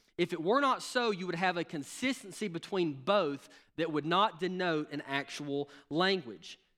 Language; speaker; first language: English; native; English